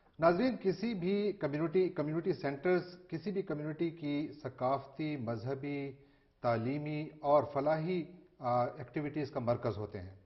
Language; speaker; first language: Urdu; non-native, local second language; Pashto